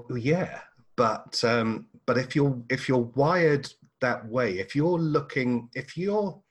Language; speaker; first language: English; native; English